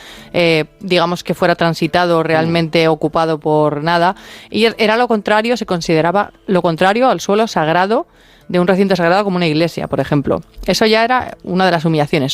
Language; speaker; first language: Spanish; native; Spanish